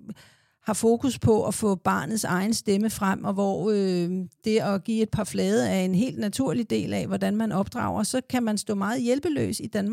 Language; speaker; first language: Danish; native; Danish